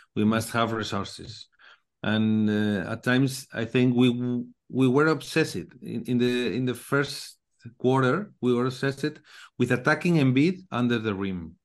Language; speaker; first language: English; non-native, learner; Spanish